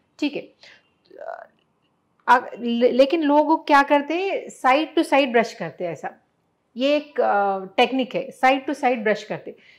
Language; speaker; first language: Hindi; non-native, local second language; Telugu